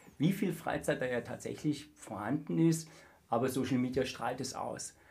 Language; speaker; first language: German; native; German